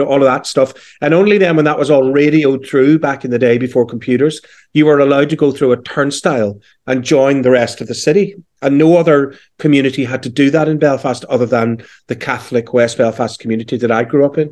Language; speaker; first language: English; native; English